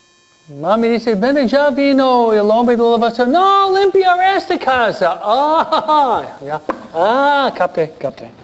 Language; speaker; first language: Spanish; non-native, fluent; English